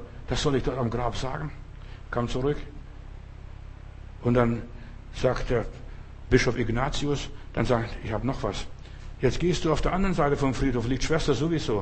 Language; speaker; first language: German; non-native, fluent; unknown